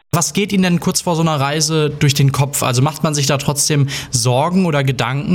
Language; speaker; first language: German; native; German